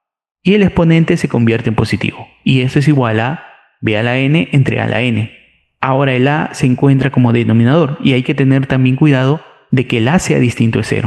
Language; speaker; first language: Spanish; native; Spanish